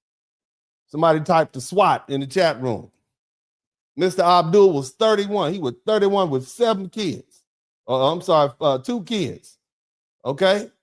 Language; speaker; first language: English; native; English